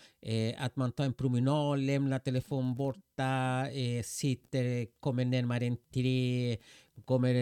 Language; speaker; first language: Swedish; non-native, fluent; Spanish